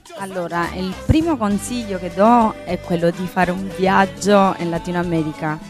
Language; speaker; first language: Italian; non-native, fluent; Spanish